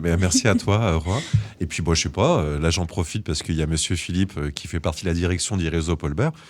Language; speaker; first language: French; native; French